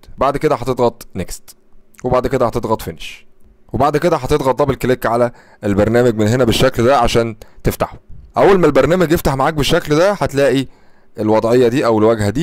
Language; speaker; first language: Arabic; native; Arabic